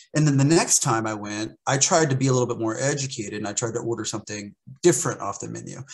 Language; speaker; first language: English; native; English